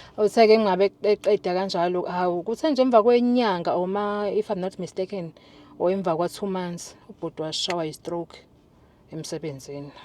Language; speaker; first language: Zulu; native; Zulu